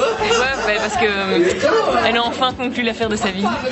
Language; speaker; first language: French; native; French